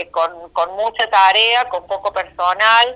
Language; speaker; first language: Spanish; native; Spanish